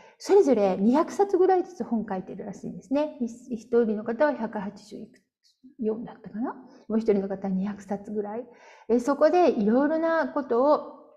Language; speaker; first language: Japanese; native; Japanese